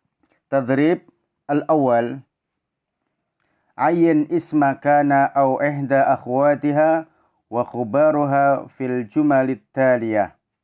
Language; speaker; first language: Arabic; non-native, fluent; Indonesian